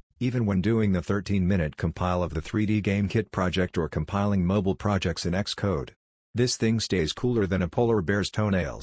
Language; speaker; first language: English; native; English